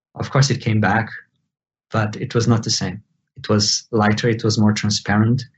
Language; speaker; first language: English; non-native, fluent; Portuguese